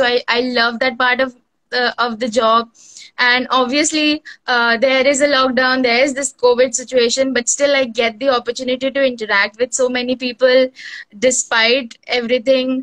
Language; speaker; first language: English; non-native, local second language; Bangla